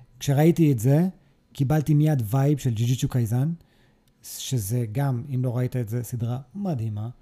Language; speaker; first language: Hebrew; early bilingual, other home language; English